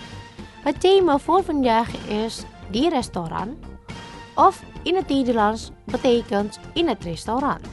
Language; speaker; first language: Dutch; non-native, learner; Indonesian